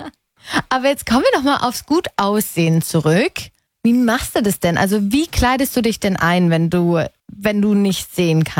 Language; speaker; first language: German; native; German